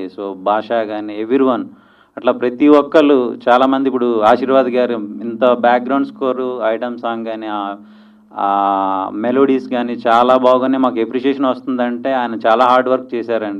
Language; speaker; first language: Telugu; native; Telugu